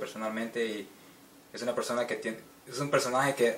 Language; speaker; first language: Spanish; early bilingual, heritage; Spanish